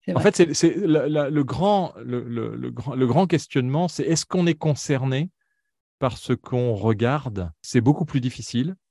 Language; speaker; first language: French; native; French